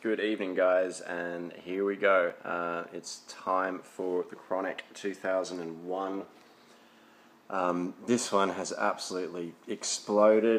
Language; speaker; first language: English; native; English